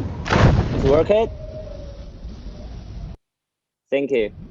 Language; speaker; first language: English; non-native, learner; Chinese